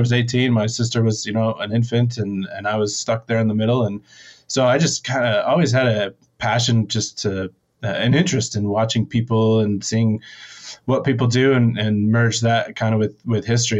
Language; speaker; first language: English; native; English